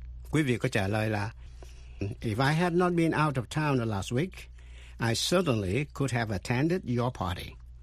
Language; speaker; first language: English; non-native, fluent; Vietnamese